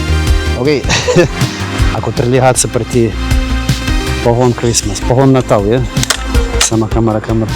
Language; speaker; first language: Indonesian; non-native, learner; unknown